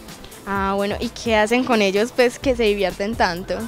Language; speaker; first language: Spanish; native; Spanish